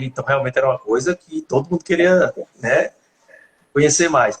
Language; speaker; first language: Portuguese; native; Portuguese